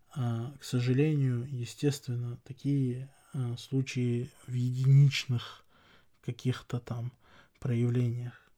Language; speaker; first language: Russian; non-native, local second language; Chechen